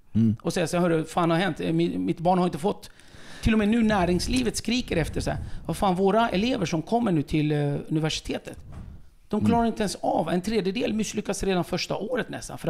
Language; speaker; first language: Swedish; early bilingual, other home language; Kurdish